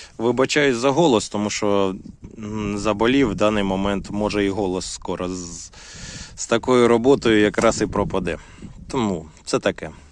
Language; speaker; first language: Ukrainian; non-native, local second language; Russian